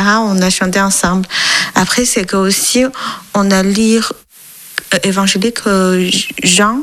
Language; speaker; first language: French; non-native, learner; Chinese